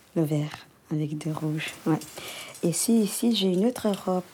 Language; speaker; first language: French; early bilingual, other home language; Somali